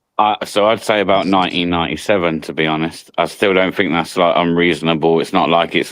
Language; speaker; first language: English; native; English